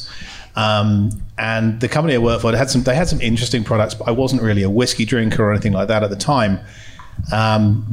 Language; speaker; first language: English; native; English